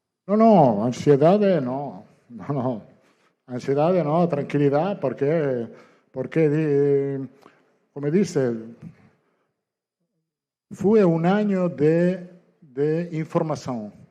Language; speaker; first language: Portuguese; non-native, learner; Italian